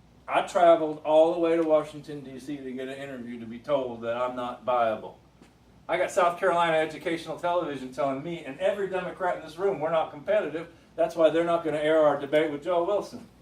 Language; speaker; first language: English; native; English